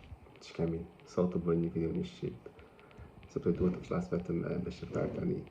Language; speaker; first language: Albanian; non-native, learner; English